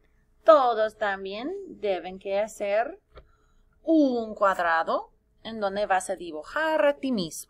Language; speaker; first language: Spanish; non-native, fluent; English